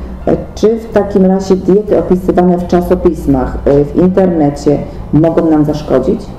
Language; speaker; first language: Polish; native; Polish